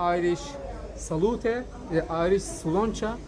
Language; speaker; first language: English; non-native, learner; Turkish